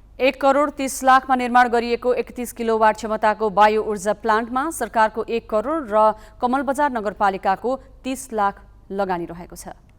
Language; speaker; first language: Nepali; native; Nepali